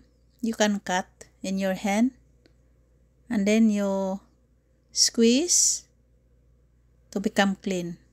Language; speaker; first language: English; non-native, learner; Filipino